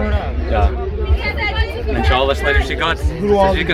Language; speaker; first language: Russian; non-native, learner; English